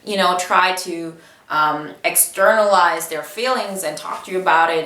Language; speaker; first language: English; non-native, fluent; Bulgarian